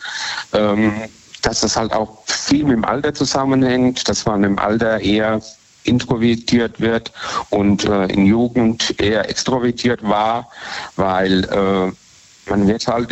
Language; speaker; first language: German; native; German